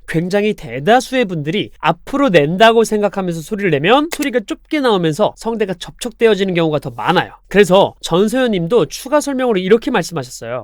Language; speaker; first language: Korean; native; Korean